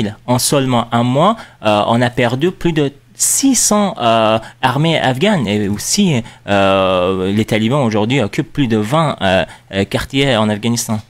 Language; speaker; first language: French; non-native, fluent; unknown